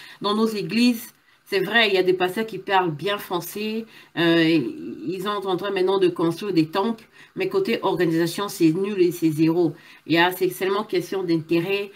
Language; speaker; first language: French; non-native, local second language; Lingala